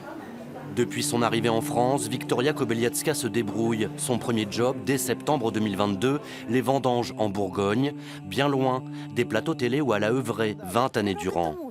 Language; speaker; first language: French; native; French